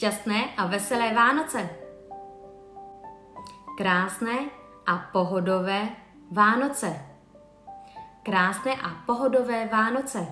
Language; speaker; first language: Czech; non-native, fluent; Vietnamese